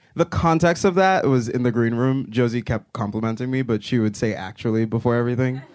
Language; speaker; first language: English; early bilingual, other home language; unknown